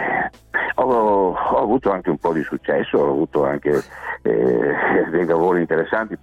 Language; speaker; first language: Italian; native; Italian